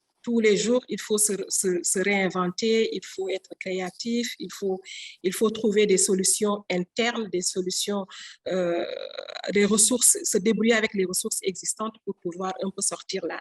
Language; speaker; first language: French; non-native, local second language; Wolof